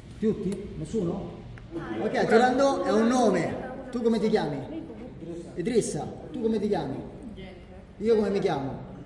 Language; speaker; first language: Italian; native; Italian